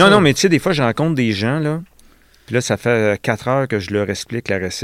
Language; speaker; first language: French; native; French